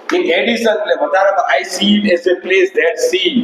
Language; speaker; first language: English; non-native, local second language; Gujarati